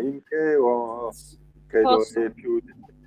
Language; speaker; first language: Italian; non-native, learner; French